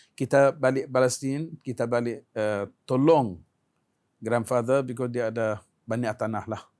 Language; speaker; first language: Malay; non-native, fluent; Arabic